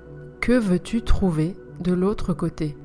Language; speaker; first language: French; native; French